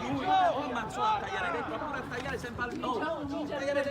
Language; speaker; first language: Italian; native; Italian